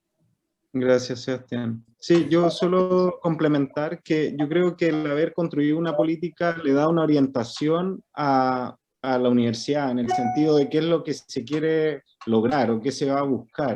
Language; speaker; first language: Spanish; native; Spanish